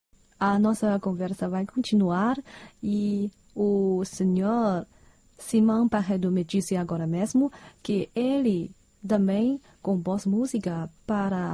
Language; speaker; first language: Portuguese; non-native, fluent; Chinese